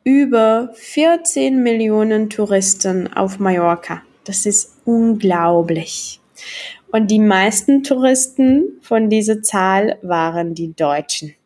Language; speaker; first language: German; non-native, fluent; Czech